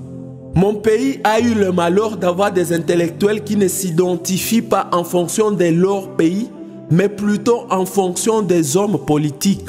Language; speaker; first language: French; non-native, local second language; Swahili